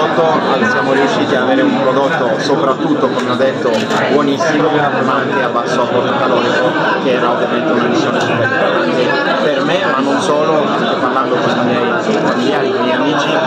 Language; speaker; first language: Italian; non-native, fluent; French